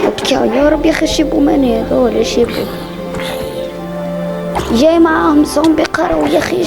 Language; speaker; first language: Arabic; native; Arabic